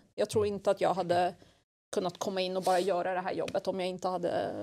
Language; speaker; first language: Swedish; non-native, local second language; Assyrian Neo-Aramaic